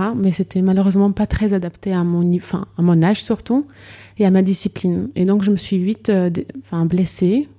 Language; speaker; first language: French; non-native, local second language; Arabic